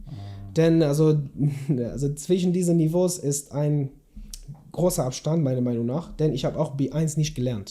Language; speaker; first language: German; non-native, learner; Kurdish